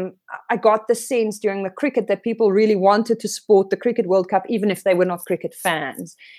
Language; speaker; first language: English; non-native, local second language; Afrikaans